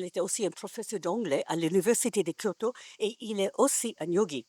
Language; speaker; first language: French; non-native, learner; Japanese